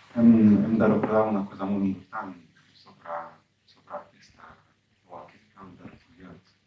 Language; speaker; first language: Catalan; non-native, fluent; Arabic